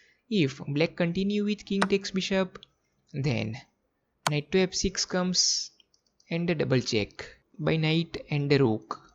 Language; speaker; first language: English; non-native, fluent; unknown